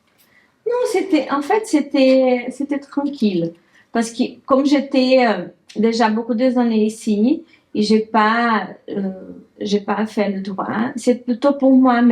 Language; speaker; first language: French; non-native, learner; Portuguese